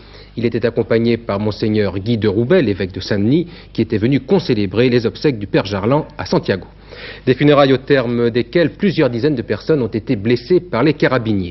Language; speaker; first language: French; native; French